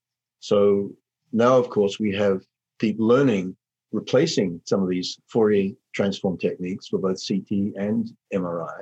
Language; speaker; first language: English; native; English